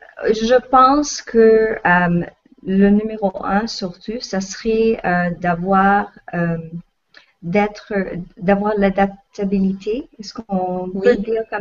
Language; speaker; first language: French; non-native, local second language; English